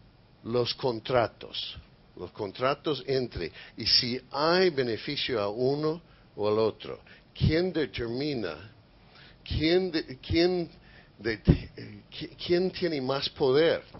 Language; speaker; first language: Spanish; non-native, fluent; English